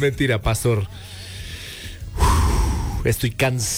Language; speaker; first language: Spanish; native; Spanish